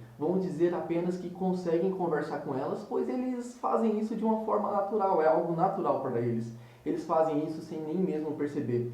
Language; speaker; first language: Portuguese; native; Portuguese